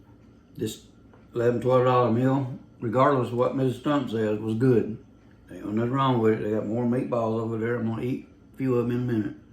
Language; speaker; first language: English; native; English